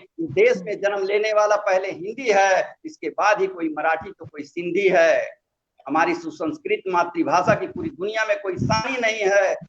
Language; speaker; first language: Hindi; non-native, local second language; Magahi